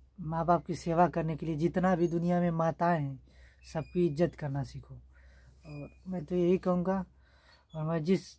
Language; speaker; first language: Hindi; native; Hindi